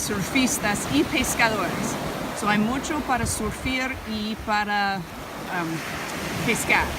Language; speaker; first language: Spanish; non-native, learner; English